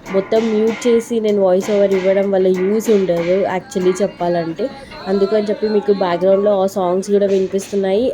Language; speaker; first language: Telugu; non-native, local second language; Lambadi